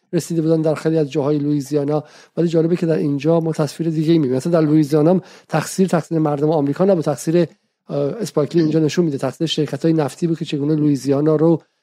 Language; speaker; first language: Persian; native; Persian